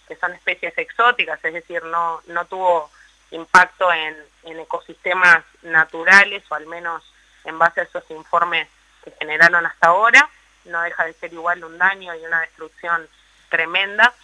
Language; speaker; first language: Spanish; native; Spanish